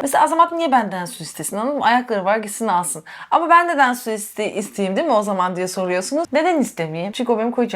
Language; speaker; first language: Turkish; native; Turkish